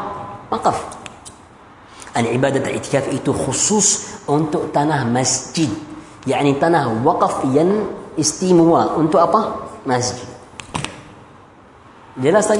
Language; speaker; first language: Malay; non-native, fluent; Arabic